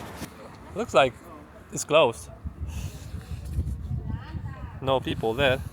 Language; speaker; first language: English; non-native, fluent; Polish